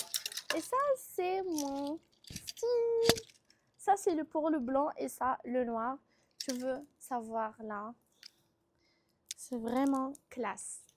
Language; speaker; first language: French; non-native, local second language; Arabic